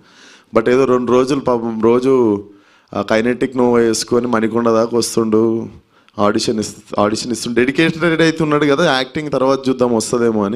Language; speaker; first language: Telugu; native; Telugu